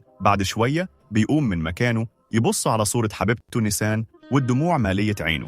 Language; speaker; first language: Arabic; native; Arabic